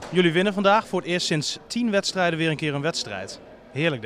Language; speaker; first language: Dutch; native; Dutch